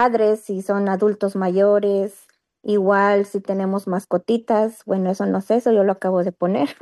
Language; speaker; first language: Spanish; native; Spanish